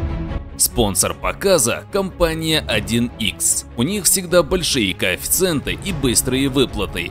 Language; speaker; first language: Russian; native; Russian